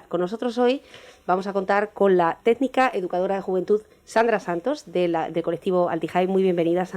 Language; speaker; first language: Spanish; native; Spanish